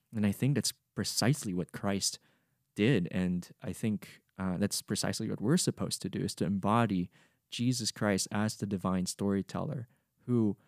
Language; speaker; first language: English; non-native, local second language; Cebuano